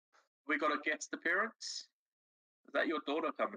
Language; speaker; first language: English; native; English